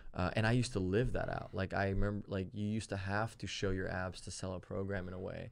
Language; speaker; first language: English; early bilingual, other home language; German